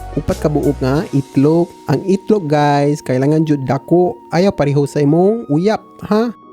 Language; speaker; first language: Cebuano; non-native, learner; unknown